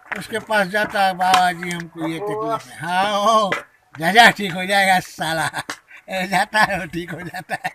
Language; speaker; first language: Hindi; non-native, local second language; Bangla